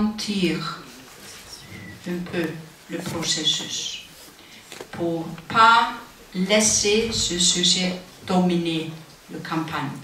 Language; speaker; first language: French; non-native, learner; Icelandic